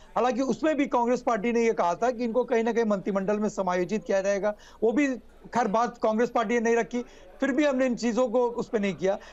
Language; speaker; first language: Hindi; native; Hindi